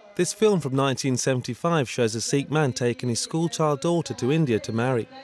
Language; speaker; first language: English; native; English